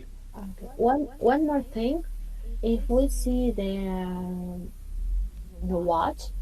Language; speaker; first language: English; non-native, fluent; Spanish